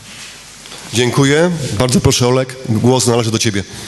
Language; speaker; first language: Polish; native; Polish